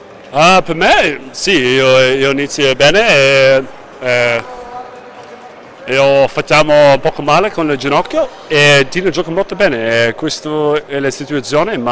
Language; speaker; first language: Italian; non-native, learner; English